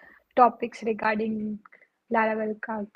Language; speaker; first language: English; non-native, local second language; Gujarati